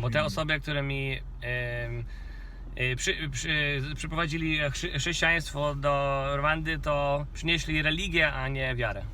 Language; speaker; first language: Polish; non-native, fluent; Kinyarwanda